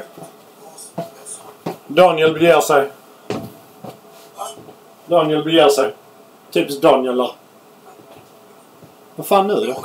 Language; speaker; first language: Swedish; native; Swedish